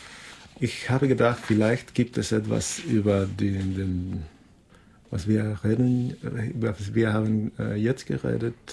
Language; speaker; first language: German; non-native, learner; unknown